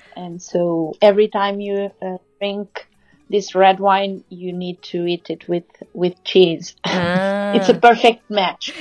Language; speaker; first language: English; non-native, fluent; Portuguese